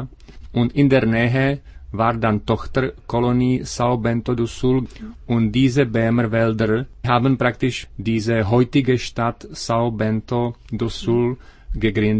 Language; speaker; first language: German; non-native, learner; Czech